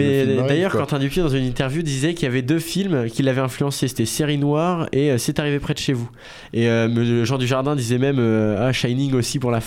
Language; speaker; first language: French; native; French